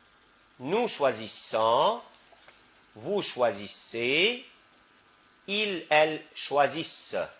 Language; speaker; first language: French; non-native, fluent; Arabic